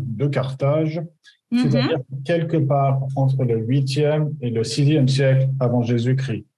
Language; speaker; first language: French; native; French